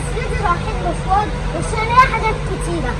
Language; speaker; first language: Arabic; native; Arabic